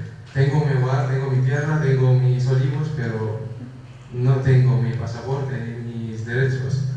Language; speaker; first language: Spanish; non-native, fluent; Kurdish